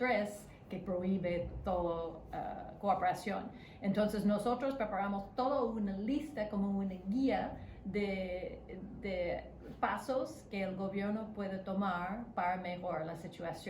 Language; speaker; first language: Spanish; non-native, fluent; English